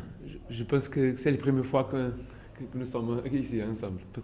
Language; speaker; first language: French; non-native, fluent; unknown